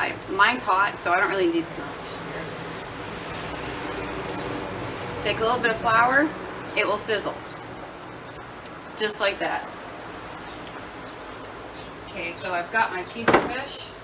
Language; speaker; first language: English; native; English